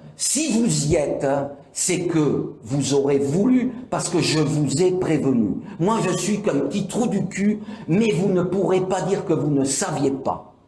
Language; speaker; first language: French; native; French